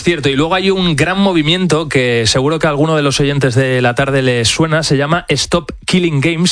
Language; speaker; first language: Spanish; native; Spanish